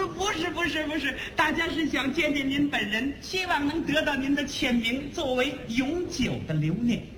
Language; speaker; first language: Chinese; native; Chinese